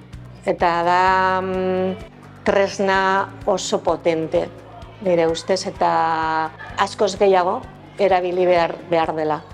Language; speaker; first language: Basque; non-native, local second language; Spanish